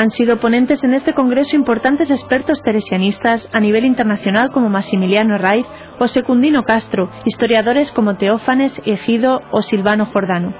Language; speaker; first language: Spanish; native; Spanish